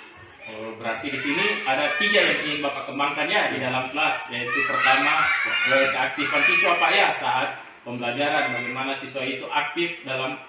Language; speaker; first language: Indonesian; native; Indonesian